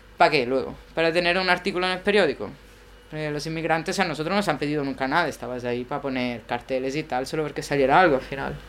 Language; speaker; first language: Spanish; non-native, fluent; Italian